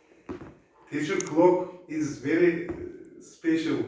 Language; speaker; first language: English; non-native, learner; Turkish